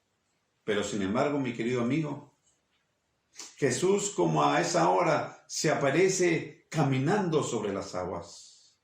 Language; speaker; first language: Spanish; native; Spanish